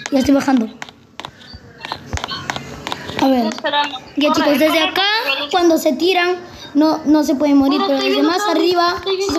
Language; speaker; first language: Spanish; native; Spanish